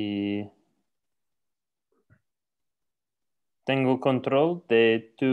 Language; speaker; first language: Spanish; non-native, learner; English